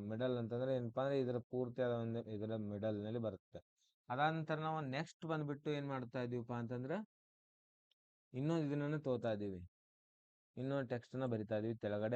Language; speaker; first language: Kannada; native; Kannada